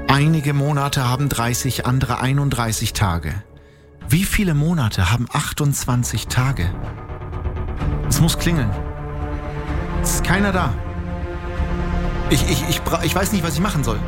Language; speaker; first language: German; native; German